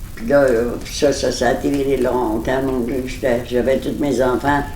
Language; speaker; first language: French; native; French